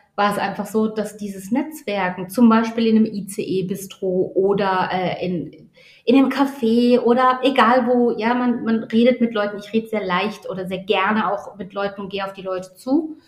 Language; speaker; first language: German; native; German